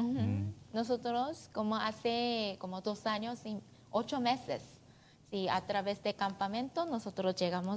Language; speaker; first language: Spanish; non-native, learner; Korean